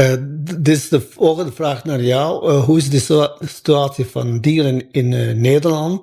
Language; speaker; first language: Dutch; non-native, fluent; Albanian